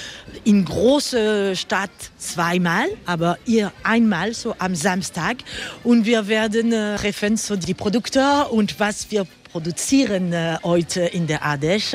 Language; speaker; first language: German; non-native, learner; French